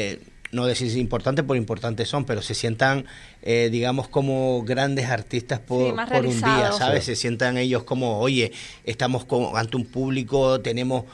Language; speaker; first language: Spanish; native; Spanish